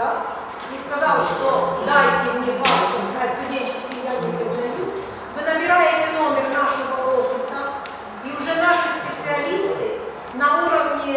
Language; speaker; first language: Russian; non-native, local second language; Ukrainian